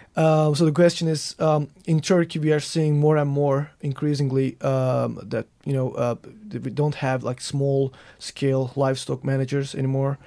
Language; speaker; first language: English; non-native, fluent; Turkish